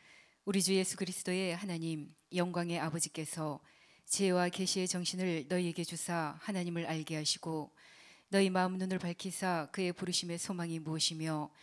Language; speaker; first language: Korean; native; Korean